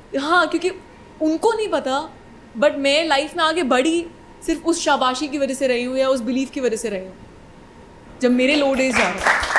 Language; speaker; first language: Hindi; native; Hindi